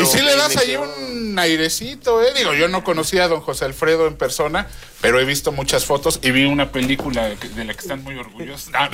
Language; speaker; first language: Spanish; native; Spanish